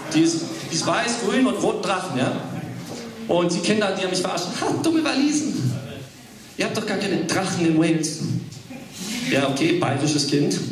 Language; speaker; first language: German; early bilingual, other home language; English